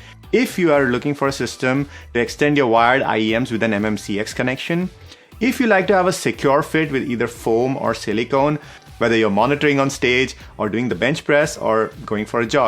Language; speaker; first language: English; non-native, fluent; Dutch